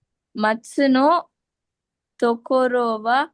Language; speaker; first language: Japanese; non-native, learner; Tamil